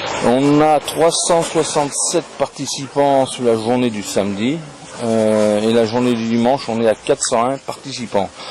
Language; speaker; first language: French; native; French